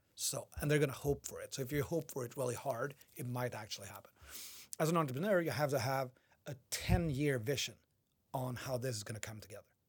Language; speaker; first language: English; non-native, fluent; Swedish